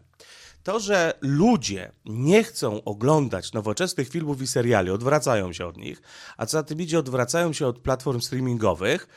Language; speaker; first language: Polish; native; Polish